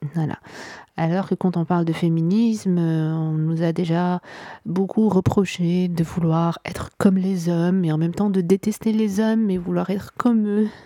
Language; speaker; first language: French; non-native, local second language; Arabic